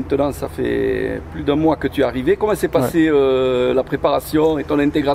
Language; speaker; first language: French; native; French